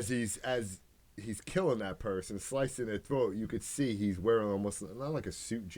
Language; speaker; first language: English; native; English